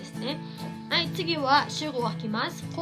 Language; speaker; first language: Japanese; non-native, fluent; Cebuano